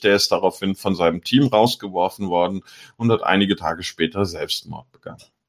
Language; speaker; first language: German; native; German